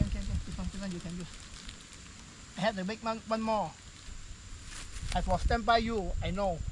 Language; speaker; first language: English; non-native, local second language; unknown